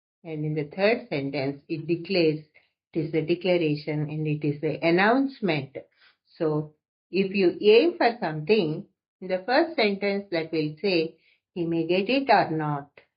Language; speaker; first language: English; non-native, local second language; Telugu